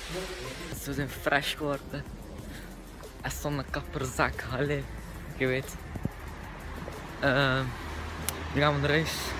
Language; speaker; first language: Dutch; early bilingual, heritage; Turkish